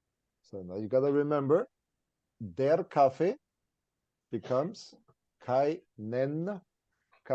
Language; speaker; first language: German; non-native, fluent; English